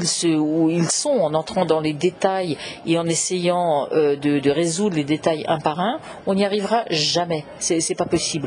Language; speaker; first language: French; native; French